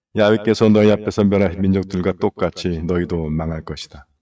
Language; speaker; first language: Korean; native; Korean